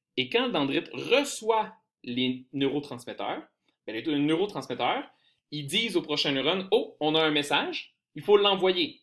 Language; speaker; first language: French; native; French